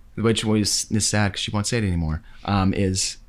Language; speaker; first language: English; native; English